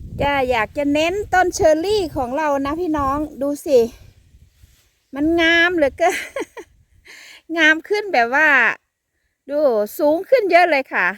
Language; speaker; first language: Thai; native; Thai